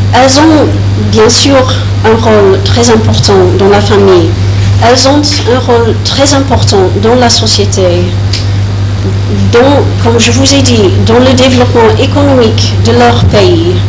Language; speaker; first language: French; non-native, fluent; English